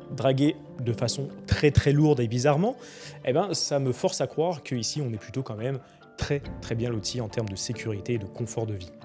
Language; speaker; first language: French; native; French